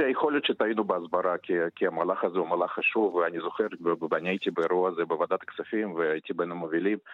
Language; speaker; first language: Hebrew; early bilingual, other home language; Russian